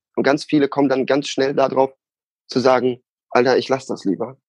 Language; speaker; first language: German; native; German